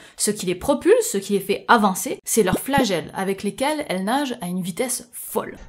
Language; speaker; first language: French; native; French